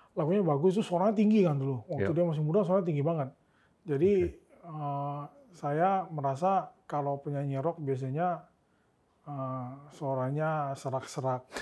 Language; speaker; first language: Indonesian; native; Indonesian